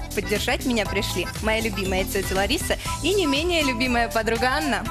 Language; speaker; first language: Russian; native; Russian